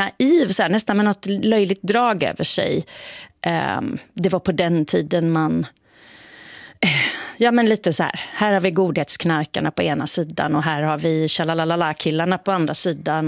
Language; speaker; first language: Swedish; native; Swedish